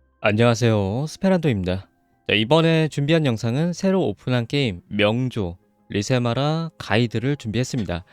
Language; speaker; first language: Korean; native; Korean